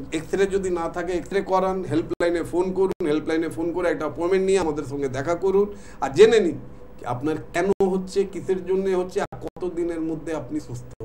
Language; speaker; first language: Bangla; non-native, local second language; Hindi